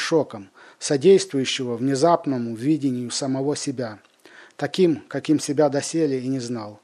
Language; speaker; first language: Russian; native; Russian